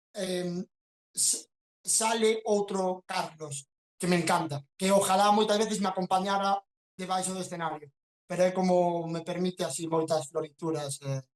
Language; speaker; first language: Galician; non-native, local second language; Spanish